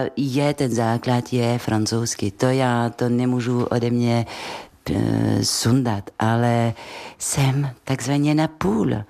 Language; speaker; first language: Czech; non-native, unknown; French